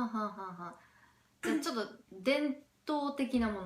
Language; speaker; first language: Japanese; native; Japanese